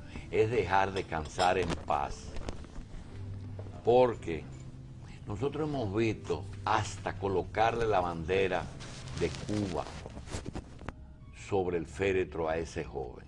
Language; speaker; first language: Spanish; native; Spanish